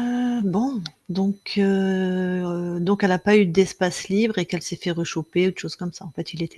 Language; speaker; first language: French; native; French